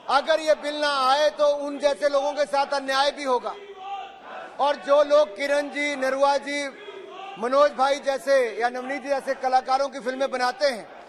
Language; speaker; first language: Hindi; native; Hindi